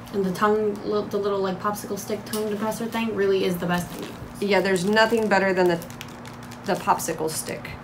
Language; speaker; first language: English; native; English